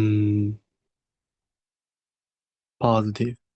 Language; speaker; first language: English; non-native, learner; Chinese